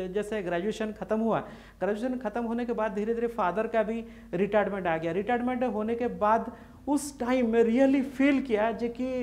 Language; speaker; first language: Hindi; non-native, local second language; Odia